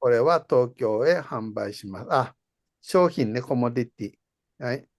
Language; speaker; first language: Japanese; non-native, fluent; Indonesian